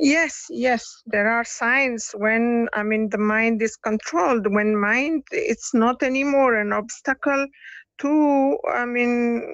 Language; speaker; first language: English; non-native, fluent; Italian